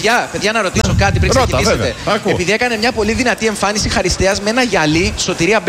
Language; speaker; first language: Greek; native; Greek